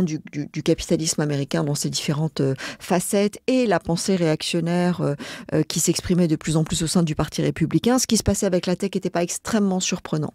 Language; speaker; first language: French; native; French